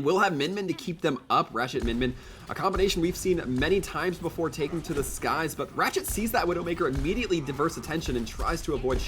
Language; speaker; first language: English; native; English